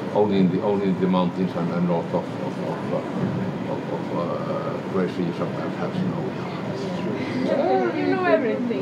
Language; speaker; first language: English; non-native, fluent; Croatian